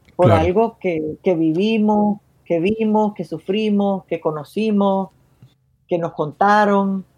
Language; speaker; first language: Spanish; native; Spanish